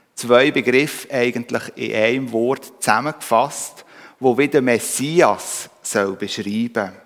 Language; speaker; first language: German; native; German